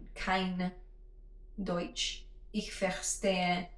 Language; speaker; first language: German; non-native, learner; English